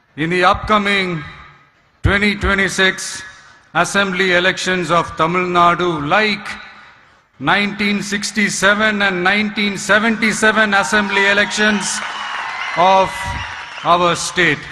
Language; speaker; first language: English; non-native, local second language; Tamil